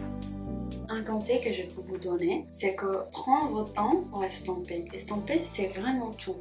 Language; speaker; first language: French; non-native, fluent; Spanish